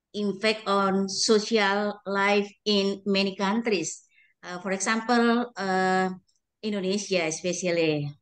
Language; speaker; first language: English; non-native, learner; Indonesian